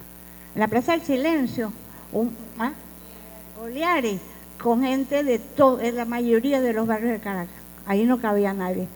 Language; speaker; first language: Spanish; native; Spanish